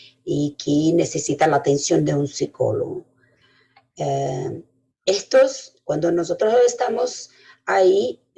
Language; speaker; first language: Spanish; non-native, fluent; Portuguese